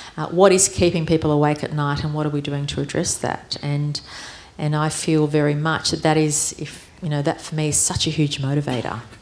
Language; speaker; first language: English; early bilingual, other home language; Armenian